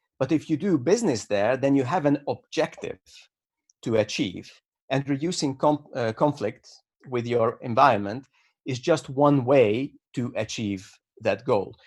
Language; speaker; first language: English; non-native, fluent; Hungarian